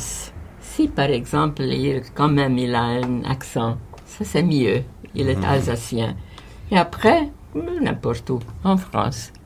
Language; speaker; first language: French; non-native, fluent; Hungarian